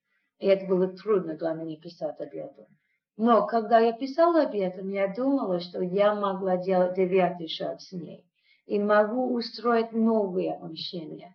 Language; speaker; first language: Russian; non-native, fluent; English